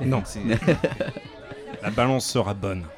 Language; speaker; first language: French; native; French